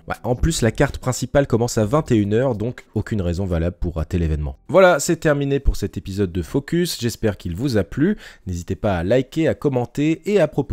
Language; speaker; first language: French; native; French